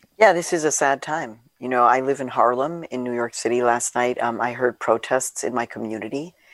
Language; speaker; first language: English; early bilingual, other home language; Spanish